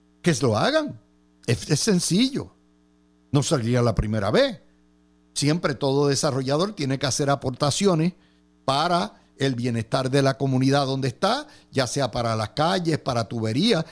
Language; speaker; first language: Spanish; native; Spanish